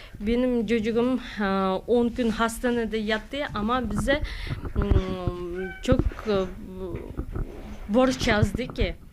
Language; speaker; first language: Turkish; non-native, learner; Kazakh